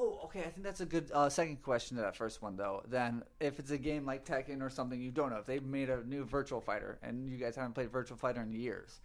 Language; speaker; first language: English; native; English